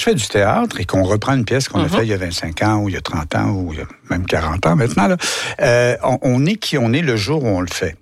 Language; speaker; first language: French; native; French